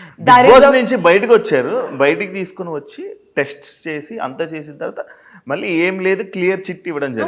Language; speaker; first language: Telugu; native; Telugu